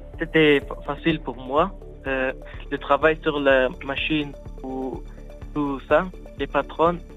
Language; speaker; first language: French; non-native, learner; Arabic